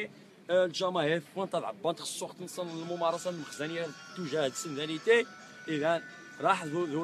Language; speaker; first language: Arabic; non-native, local second language; Riffian